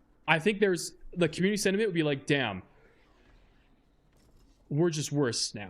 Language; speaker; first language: English; native; English